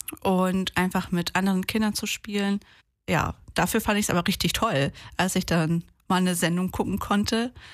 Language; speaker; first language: German; early bilingual, other home language; Portuguese